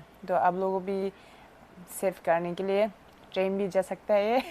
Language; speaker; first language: Hindi; non-native, local second language; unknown